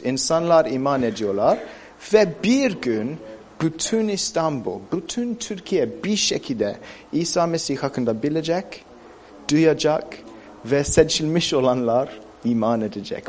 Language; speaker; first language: Turkish; non-native, fluent; English